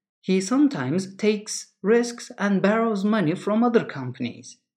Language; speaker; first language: English; non-native, fluent; Turkish